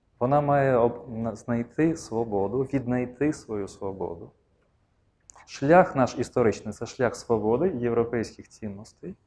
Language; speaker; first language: Ukrainian; non-native, local second language; Russian